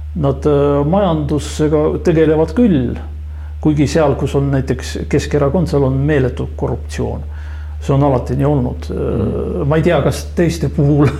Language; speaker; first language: Estonian; non-native, local second language; Russian